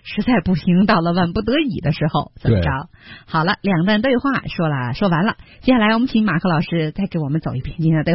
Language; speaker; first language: Chinese; native; Chinese